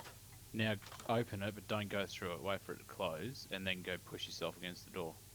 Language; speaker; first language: English; native; English